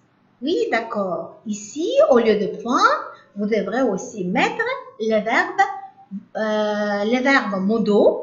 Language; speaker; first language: French; non-native, learner; Uzbek